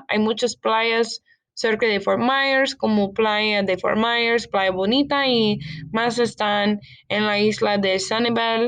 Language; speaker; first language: Spanish; non-native, learner; English